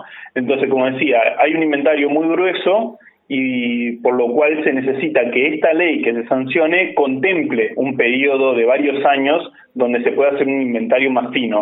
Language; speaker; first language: Spanish; native; Spanish